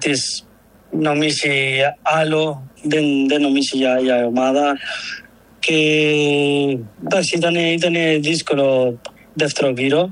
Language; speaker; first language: Greek; non-native, learner; Spanish